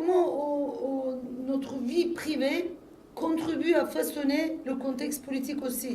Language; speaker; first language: French; non-native, fluent; Turkish